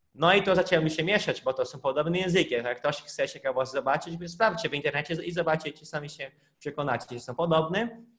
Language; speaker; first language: Polish; non-native, fluent; Portuguese